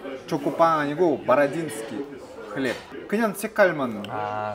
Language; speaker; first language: Korean; non-native, learner; Russian